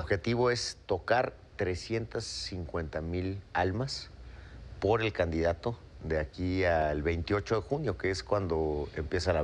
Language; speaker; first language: Spanish; native; Spanish